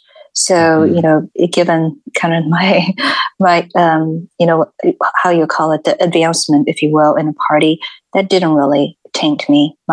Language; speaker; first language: English; non-native, fluent; Chinese